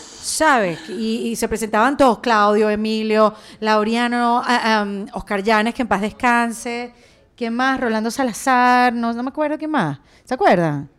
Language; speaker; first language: Spanish; native; Spanish